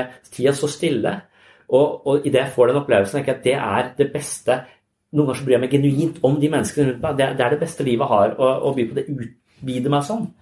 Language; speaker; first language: Norwegian; native; Norwegian